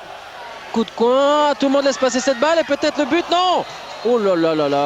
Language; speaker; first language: French; native; French